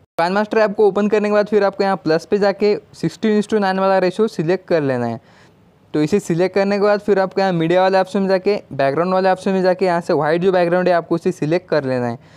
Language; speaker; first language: Hindi; non-native, local second language; Marathi